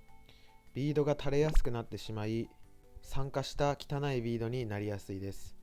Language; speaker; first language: Japanese; native; Japanese